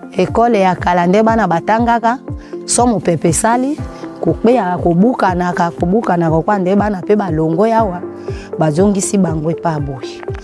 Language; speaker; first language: Lingala; native; Lingala